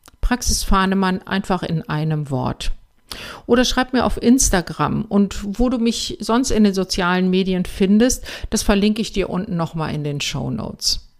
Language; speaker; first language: German; native; German